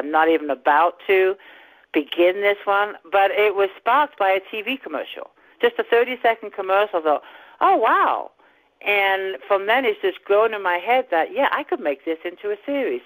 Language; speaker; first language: English; native; English